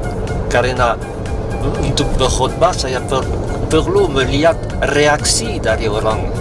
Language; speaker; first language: Indonesian; non-native, fluent; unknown